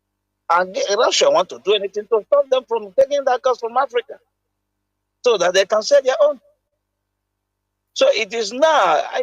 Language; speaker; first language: English; non-native, local second language; Igbo